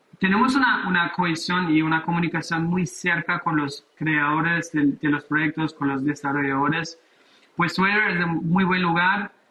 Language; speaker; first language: Spanish; non-native, fluent; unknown